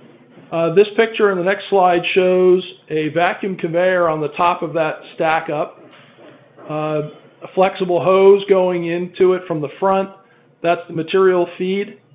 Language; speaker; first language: English; native; English